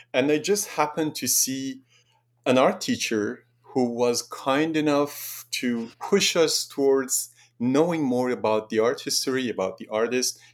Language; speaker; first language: English; non-native, fluent; Persian